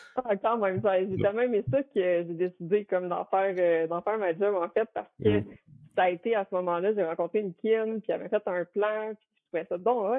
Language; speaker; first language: French; native; French